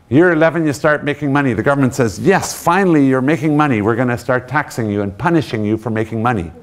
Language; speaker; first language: English; native; English